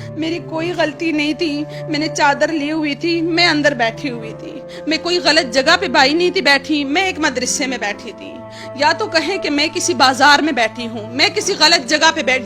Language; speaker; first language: Urdu; non-native, local second language; Pashto